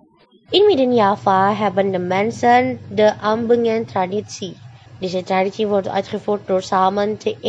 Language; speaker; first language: Dutch; non-native, fluent; Indonesian